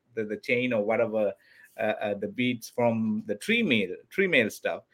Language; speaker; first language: English; non-native, local second language; Tamil